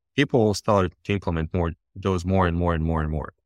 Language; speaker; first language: English; non-native, fluent; Bosnian